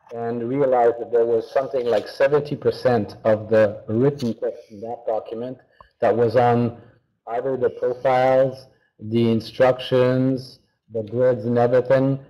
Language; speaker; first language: English; non-native, fluent; French